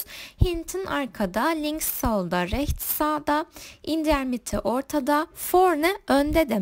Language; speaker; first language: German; non-native, fluent; Turkish